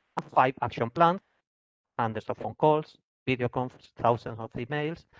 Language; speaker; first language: English; non-native, fluent; Spanish